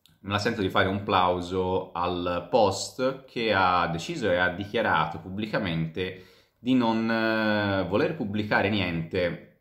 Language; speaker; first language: Italian; native; Italian